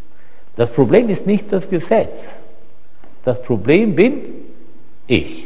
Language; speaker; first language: German; non-native, fluent; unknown